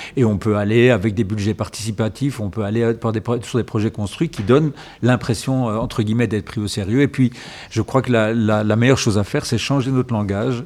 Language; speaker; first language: French; native; French